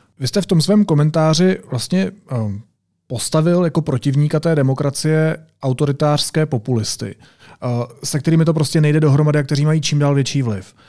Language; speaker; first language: Czech; native; Czech